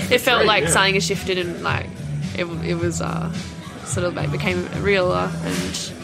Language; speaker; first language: English; native; English